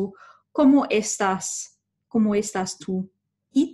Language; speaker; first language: Spanish; non-native, fluent; English